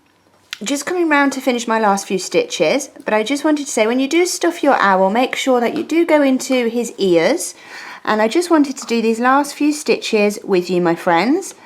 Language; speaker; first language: English; native; English